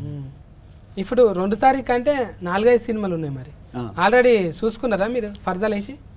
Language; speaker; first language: Telugu; native; Telugu